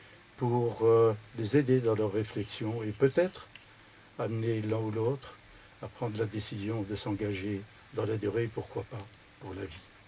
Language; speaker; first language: French; native; French